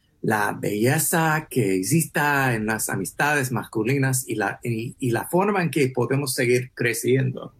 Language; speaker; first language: Spanish; early bilingual, heritage; English